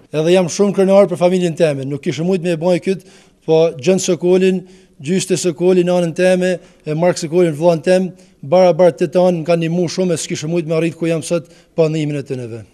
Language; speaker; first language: Albanian; early bilingual, other home language; English